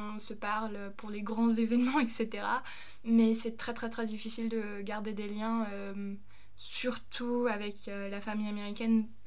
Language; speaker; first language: French; early bilingual, other home language; German